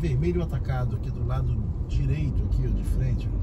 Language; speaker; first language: Portuguese; native; Portuguese